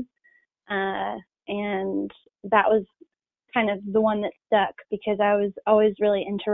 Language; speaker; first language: English; native; English